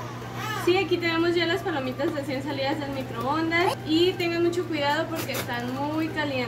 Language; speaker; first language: Spanish; native; Spanish